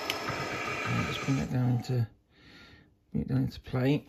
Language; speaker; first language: English; native; English